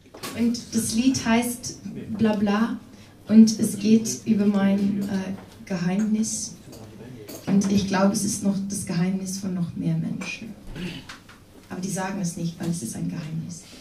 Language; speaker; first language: German; non-native, learner; Dutch